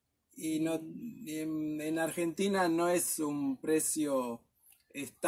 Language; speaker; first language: Portuguese; non-native, learner; Spanish